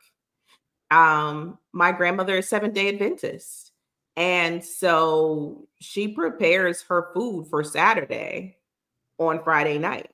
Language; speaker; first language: English; native; English